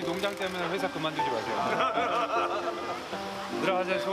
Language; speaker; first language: Korean; native; Korean